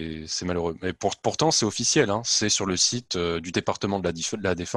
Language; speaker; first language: French; native; French